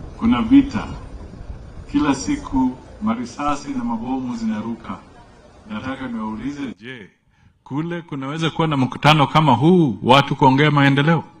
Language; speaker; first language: Swahili; non-native, local second language; Luyia